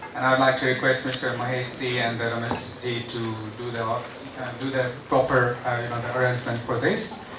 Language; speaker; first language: English; non-native, local second language; Nepali